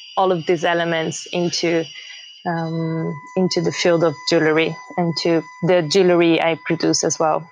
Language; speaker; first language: English; early bilingual, heritage; Portuguese